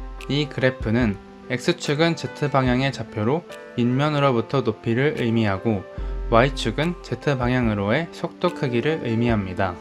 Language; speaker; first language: Korean; native; Korean